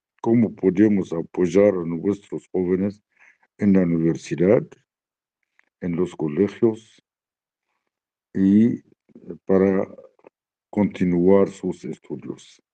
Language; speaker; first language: Spanish; non-native, learner; Arabic